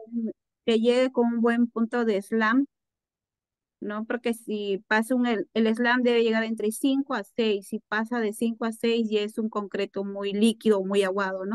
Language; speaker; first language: Spanish; native; Spanish